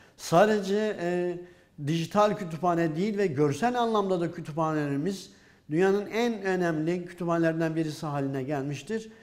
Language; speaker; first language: Turkish; native; Turkish